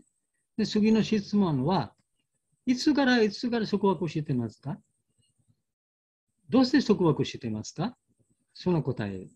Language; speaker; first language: Japanese; non-native, learner; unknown